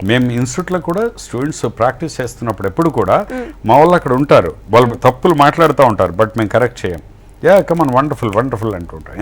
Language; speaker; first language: Telugu; native; Telugu